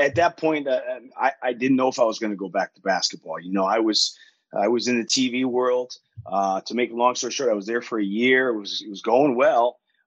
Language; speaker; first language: English; native; English